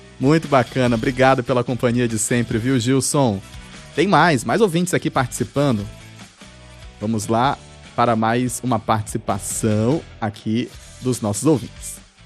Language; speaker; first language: Portuguese; native; Portuguese